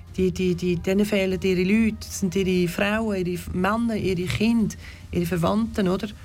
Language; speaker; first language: German; early bilingual, other home language; Turkish